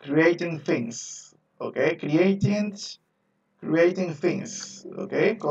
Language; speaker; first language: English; non-native, fluent; Spanish